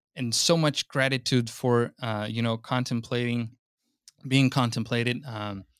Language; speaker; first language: English; non-native, fluent; Portuguese